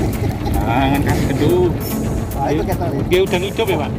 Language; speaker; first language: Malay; non-native, local second language; Javanese